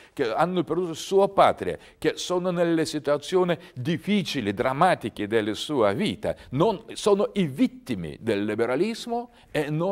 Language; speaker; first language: Italian; non-native, learner; Russian